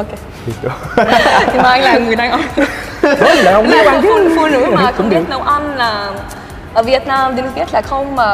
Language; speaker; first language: Vietnamese; early bilingual, heritage; Swedish